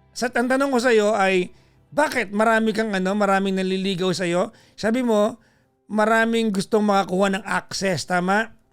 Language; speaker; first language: Filipino; native; Filipino